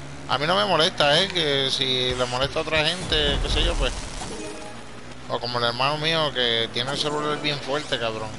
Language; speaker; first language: Spanish; early bilingual, heritage; Spanish